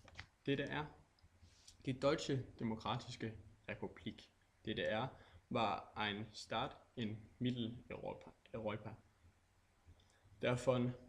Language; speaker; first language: German; non-native, learner; Danish